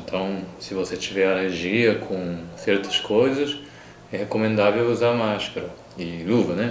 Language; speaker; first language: Portuguese; non-native, fluent; Japanese